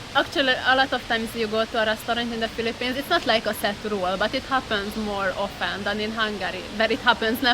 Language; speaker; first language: English; non-native, fluent; Hungarian